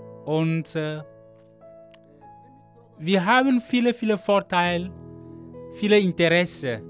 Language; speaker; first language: German; non-native, learner; Ewe